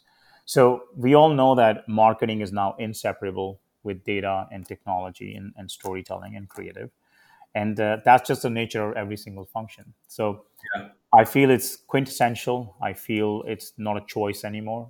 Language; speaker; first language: English; non-native, local second language; Hindi